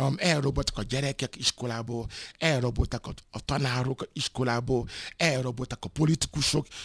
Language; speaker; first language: Hungarian; non-native, learner; Yoruba